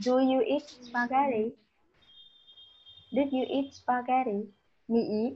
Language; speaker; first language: English; non-native, fluent; Vietnamese